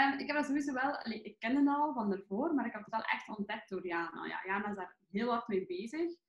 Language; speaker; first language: Dutch; early bilingual, other home language; Arabic